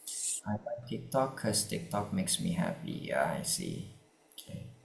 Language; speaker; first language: English; non-native, fluent; Indonesian